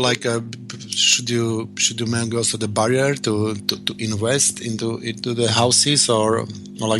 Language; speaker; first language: English; non-native, learner; Slovak